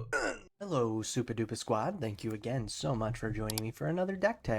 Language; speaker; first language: English; native; English